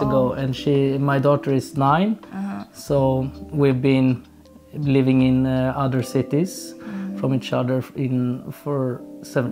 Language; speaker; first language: English; non-native, fluent; Swedish